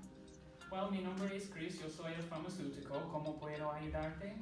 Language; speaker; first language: Spanish; non-native, learner; English